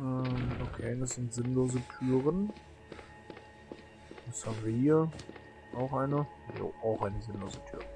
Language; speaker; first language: German; native; German